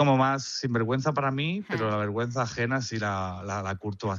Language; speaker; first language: Spanish; native; Spanish